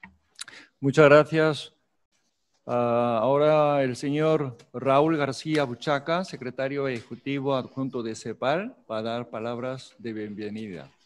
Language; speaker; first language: Spanish; non-native, fluent; Korean